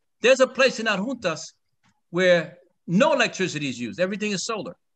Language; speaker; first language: English; early bilingual, other home language; Spanish